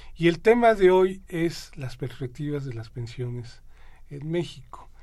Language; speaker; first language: Spanish; native; Spanish